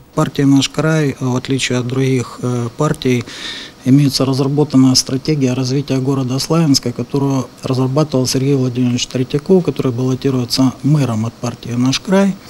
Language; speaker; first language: Russian; native; Russian